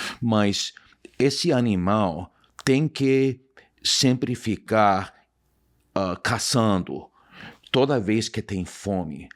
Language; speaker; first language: Portuguese; non-native, fluent; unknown